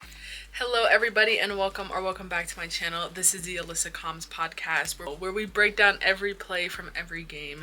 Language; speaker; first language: English; native; English